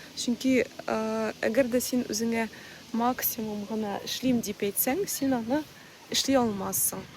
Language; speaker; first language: Tatar; non-native, local second language; Russian